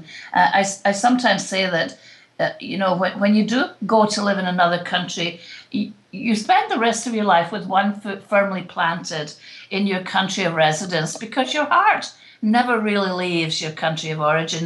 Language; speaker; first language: English; native; English